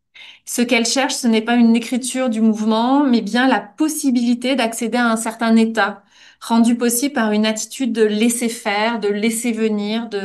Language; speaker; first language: French; native; French